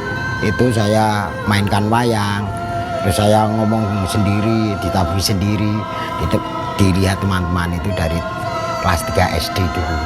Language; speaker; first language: Indonesian; non-native, local second language; Javanese